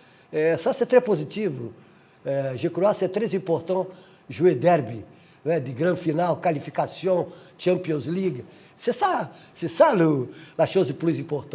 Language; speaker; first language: French; non-native, fluent; Portuguese